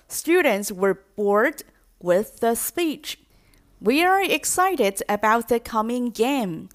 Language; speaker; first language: English; non-native, fluent; Chinese